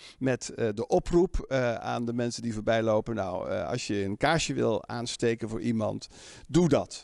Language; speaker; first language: Dutch; native; Dutch